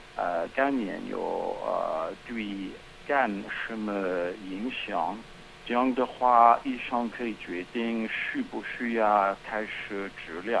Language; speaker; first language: Chinese; non-native, fluent; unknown